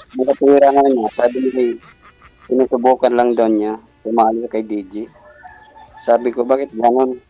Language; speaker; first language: Filipino; non-native, local second language; Cebuano